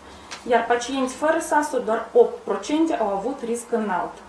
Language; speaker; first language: Romanian; native; Romanian